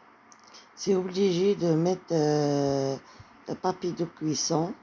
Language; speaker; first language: French; non-native, fluent; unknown